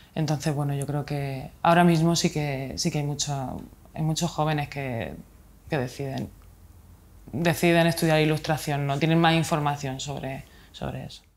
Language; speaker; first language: Spanish; native; Spanish